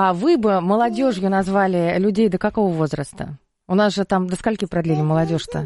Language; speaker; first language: Russian; native; Russian